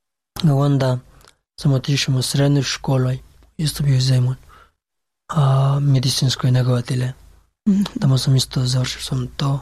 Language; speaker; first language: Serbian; non-native, learner; Pashto